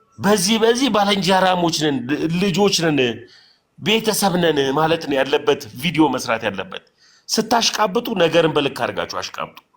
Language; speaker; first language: Amharic; non-native, local second language; Oromo